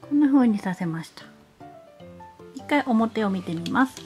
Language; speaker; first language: Japanese; native; Japanese